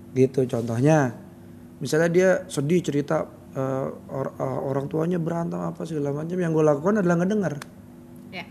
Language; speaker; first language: Indonesian; native; Indonesian